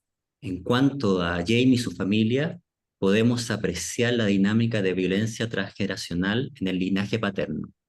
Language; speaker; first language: Spanish; native; Spanish